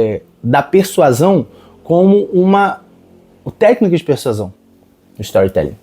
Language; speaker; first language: Portuguese; native; Portuguese